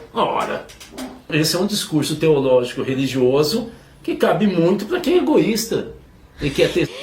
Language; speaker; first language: Portuguese; native; Portuguese